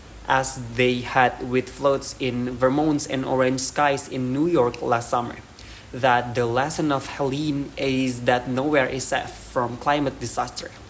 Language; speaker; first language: English; non-native, learner; Indonesian